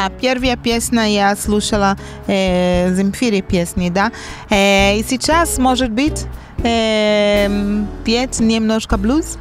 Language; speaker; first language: Russian; non-native, learner; Portuguese